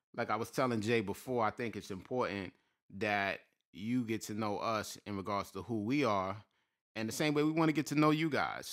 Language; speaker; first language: English; native; English